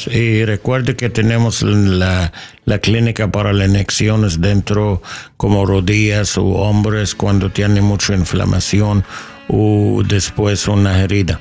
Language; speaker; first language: Spanish; non-native, learner; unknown